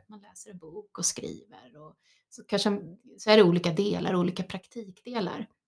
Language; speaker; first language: Swedish; early bilingual, other home language; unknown